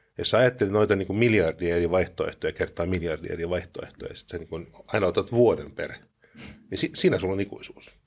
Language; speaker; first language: Finnish; early bilingual, heritage; Finnish